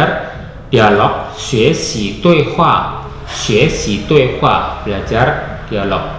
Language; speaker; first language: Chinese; non-native, fluent; Indonesian